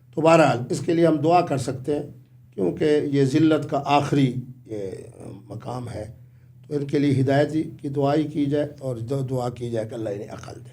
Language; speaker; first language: Urdu; non-native, local second language; Punjabi